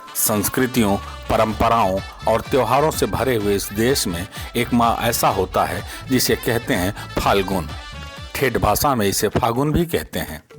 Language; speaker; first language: Hindi; native; Hindi